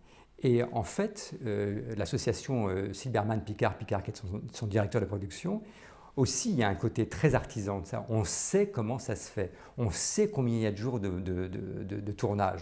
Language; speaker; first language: French; native; French